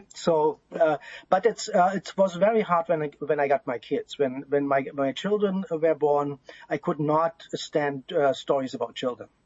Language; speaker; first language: English; non-native, fluent; German